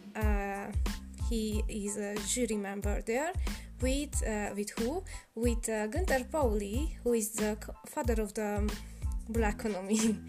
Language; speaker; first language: English; non-native, learner; Hungarian